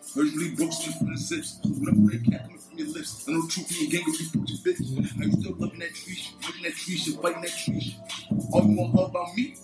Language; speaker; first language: English; native; English